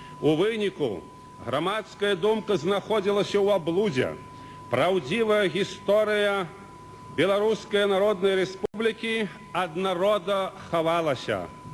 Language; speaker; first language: Belarusian; native; Belarusian